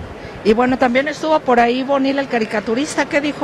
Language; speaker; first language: Spanish; native; Spanish